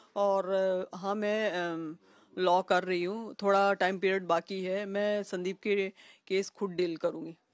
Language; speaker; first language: Hindi; native; Hindi